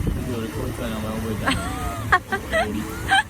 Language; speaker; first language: Korean; non-native, fluent; Japanese